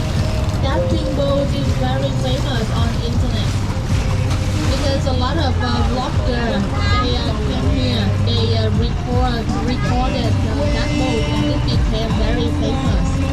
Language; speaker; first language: English; non-native, fluent; Vietnamese